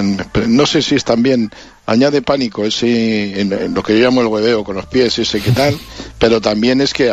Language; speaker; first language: Spanish; native; Spanish